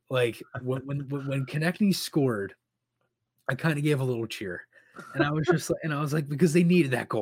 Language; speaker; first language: English; native; English